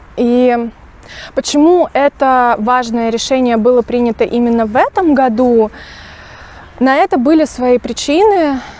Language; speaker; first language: Russian; native; Russian